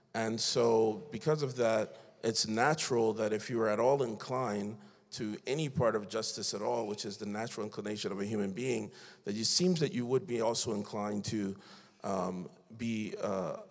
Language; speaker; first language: English; native; English